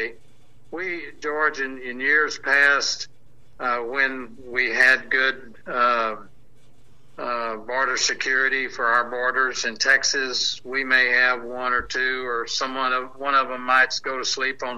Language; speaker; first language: English; native; English